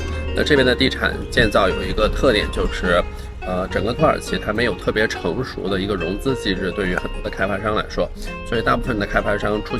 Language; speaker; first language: Chinese; native; Chinese